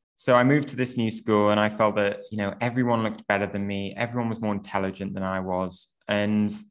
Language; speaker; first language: English; native; English